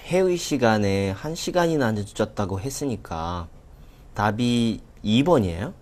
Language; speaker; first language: Korean; non-native, fluent; Russian